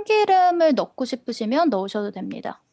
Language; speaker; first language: Korean; native; Korean